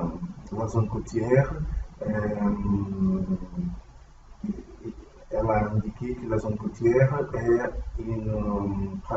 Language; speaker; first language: French; non-native, learner; Portuguese